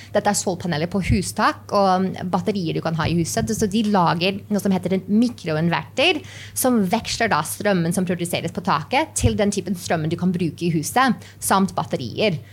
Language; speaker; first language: Norwegian; non-native, fluent; English